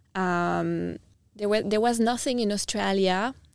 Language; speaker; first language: English; non-native, fluent; French